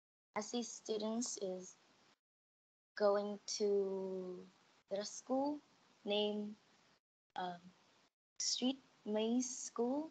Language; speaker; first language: English; non-native, learner; Vietnamese